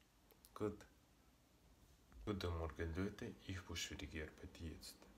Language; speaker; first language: German; non-native, learner; Russian